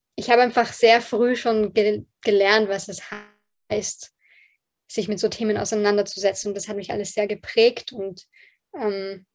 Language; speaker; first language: German; early bilingual, other home language; Polish